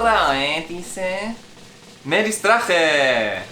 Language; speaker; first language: Spanish; non-native, fluent; English